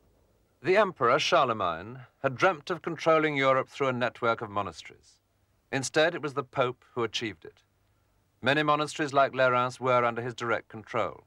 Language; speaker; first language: English; native; English